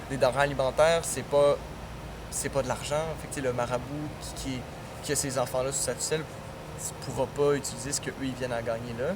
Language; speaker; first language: French; native; French